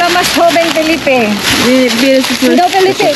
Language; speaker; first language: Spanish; non-native, learner; Filipino